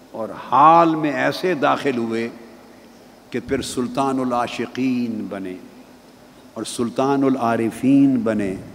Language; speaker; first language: Urdu; non-native, local second language; Punjabi